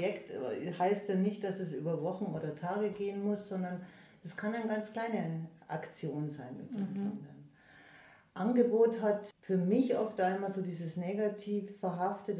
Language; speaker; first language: German; native; German